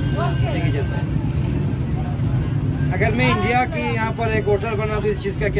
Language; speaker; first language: Hindi; non-native, fluent; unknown